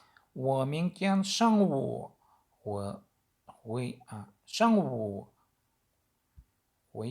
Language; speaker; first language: Chinese; non-native, learner; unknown